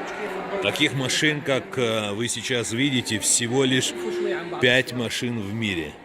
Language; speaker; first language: Russian; native; Russian